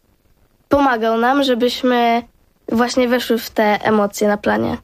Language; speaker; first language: Polish; non-native, learner; Ukrainian